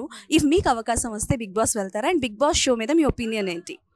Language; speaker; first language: Telugu; native; Telugu